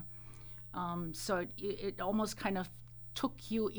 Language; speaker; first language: English; non-native, fluent; German